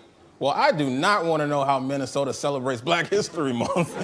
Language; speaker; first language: English; native; English